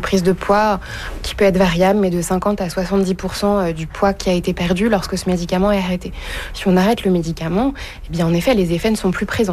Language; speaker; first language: French; native; French